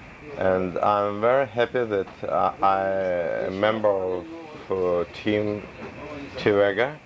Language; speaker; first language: English; non-native, learner; Russian